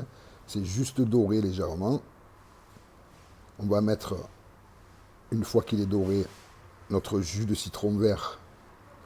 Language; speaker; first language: French; native; French